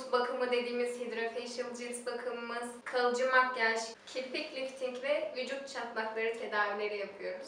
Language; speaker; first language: Turkish; native; Turkish